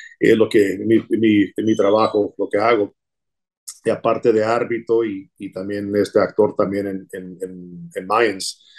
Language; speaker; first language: Spanish; early bilingual, heritage; Spanish